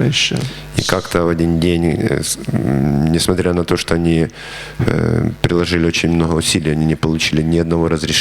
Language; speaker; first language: Russian; native; Russian